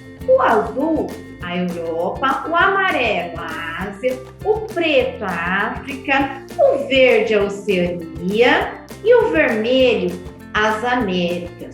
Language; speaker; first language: Portuguese; native; Portuguese